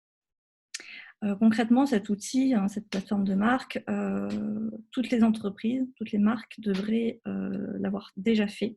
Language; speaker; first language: French; native; French